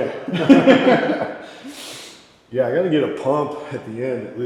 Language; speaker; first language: English; native; English